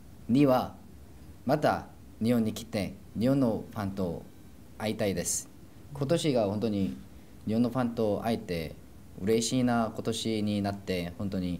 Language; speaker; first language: Japanese; non-native, fluent; Korean